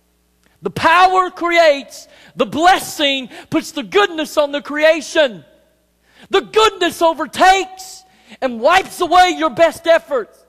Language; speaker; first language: English; native; English